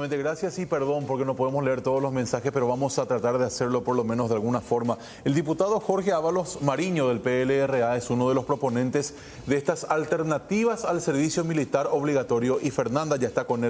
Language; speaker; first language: Spanish; native; Spanish